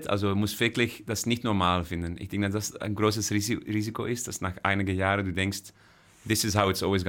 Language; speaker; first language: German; non-native, fluent; Dutch